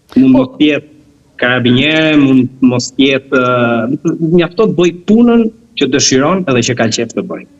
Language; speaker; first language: Albanian; native; Albanian